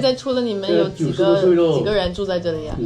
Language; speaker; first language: Chinese; non-native, fluent; English